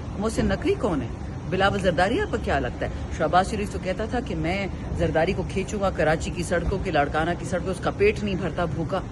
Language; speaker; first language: Urdu; non-native, local second language; Pashto